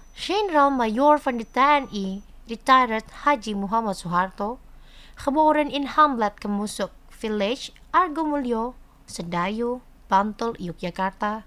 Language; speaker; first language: Dutch; non-native, fluent; Indonesian